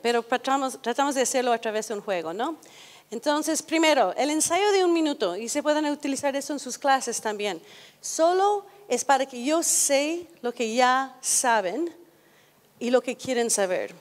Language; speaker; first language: Spanish; non-native, fluent; English